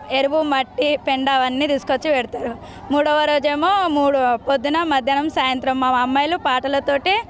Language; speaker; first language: Telugu; non-native, local second language; Lambadi